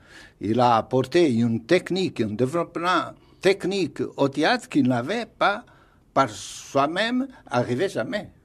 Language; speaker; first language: French; non-native, fluent; Portuguese